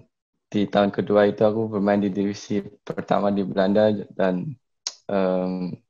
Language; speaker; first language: Indonesian; early bilingual, heritage; Indonesian